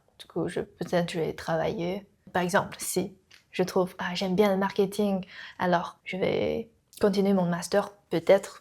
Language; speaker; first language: French; non-native, learner; Chinese